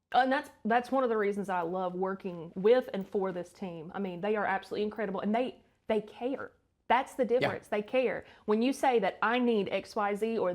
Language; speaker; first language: English; native; English